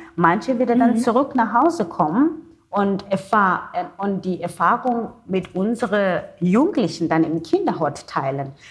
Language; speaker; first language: German; non-native, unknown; Xhosa